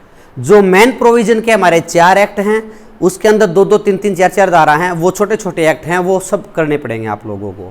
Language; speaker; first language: Hindi; native; Hindi